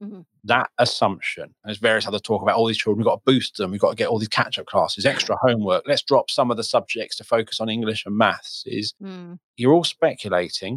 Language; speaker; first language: English; native; English